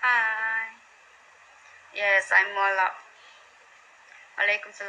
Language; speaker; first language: English; non-native, learner; Korean